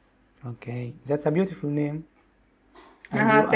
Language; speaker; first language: English; non-native, local second language; Arabic